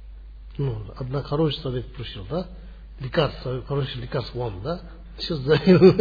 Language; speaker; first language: Russian; non-native, learner; Tibetan